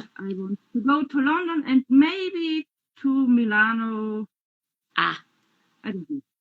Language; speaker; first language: English; non-native, learner; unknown